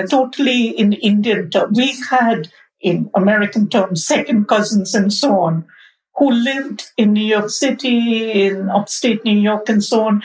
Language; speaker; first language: English; non-native, local second language; Bangla